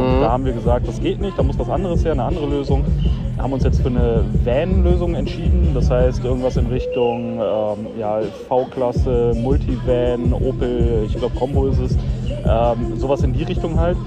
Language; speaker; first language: German; native; German